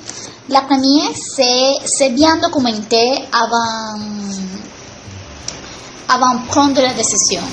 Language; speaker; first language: French; non-native, learner; Spanish